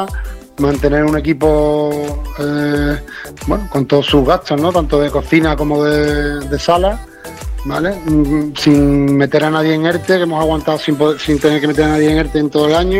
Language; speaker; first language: Spanish; native; Spanish